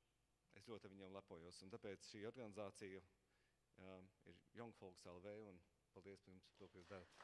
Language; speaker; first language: Latvian; native; Latvian